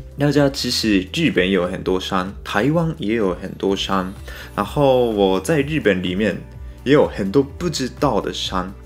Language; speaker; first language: Chinese; non-native, fluent; Japanese